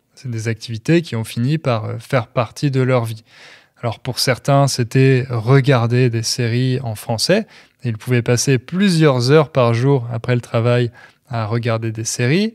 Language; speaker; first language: French; native; French